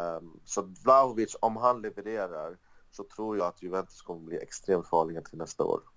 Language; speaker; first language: Swedish; early bilingual, other home language; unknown